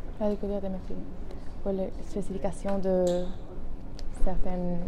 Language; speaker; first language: French; non-native, learner; Spanish